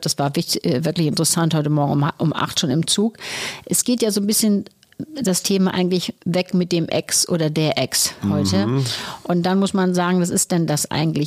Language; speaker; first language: German; native; German